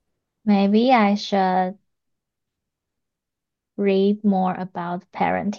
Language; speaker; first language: English; non-native, learner; Chinese